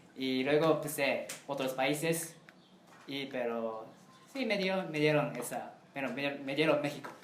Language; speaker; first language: Spanish; non-native, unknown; Japanese